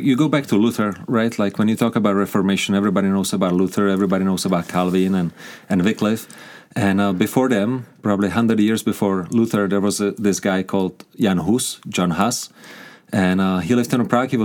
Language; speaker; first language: English; non-native, fluent; Czech